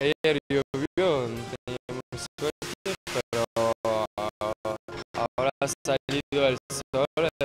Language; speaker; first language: Spanish; non-native, fluent; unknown